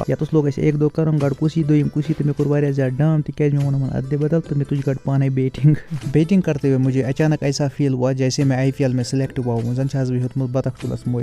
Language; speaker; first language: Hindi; non-native, local second language; Kashmiri